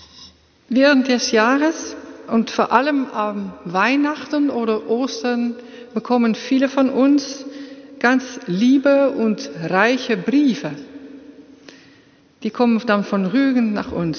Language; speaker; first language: German; non-native, fluent; Dutch